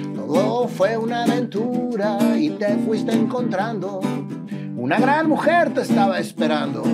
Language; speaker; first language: Spanish; native; Spanish